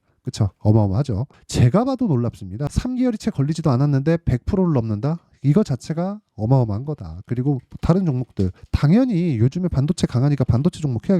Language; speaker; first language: Korean; native; Korean